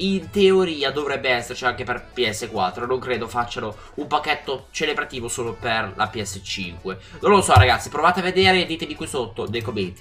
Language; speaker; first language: Italian; native; Italian